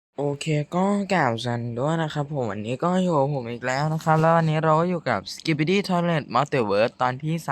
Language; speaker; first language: Thai; native; Thai